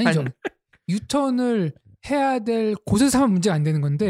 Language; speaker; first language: Korean; native; Korean